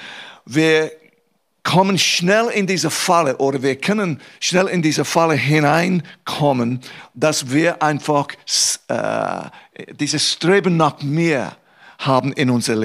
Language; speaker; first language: German; non-native, fluent; English